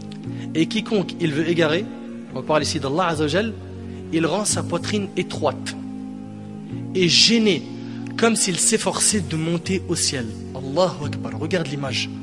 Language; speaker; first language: French; native; French